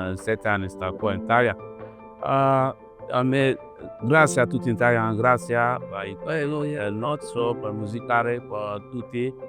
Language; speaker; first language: Italian; non-native, learner; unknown